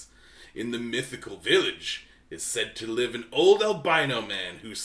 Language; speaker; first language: English; native; English